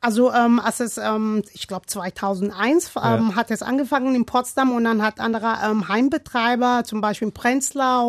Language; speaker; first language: German; non-native, learner; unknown